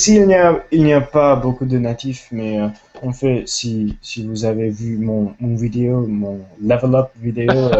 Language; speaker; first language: French; non-native, learner; English